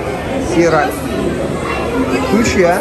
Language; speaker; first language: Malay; non-native, learner; Turkish